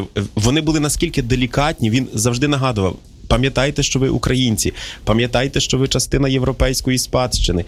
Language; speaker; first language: Ukrainian; native; Ukrainian